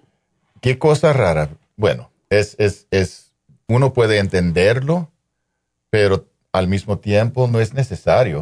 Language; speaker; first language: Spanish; non-native, fluent; English